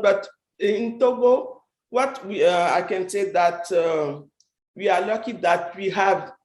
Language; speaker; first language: English; non-native, fluent; French